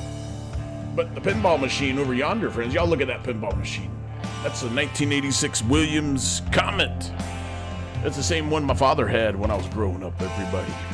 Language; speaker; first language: English; native; English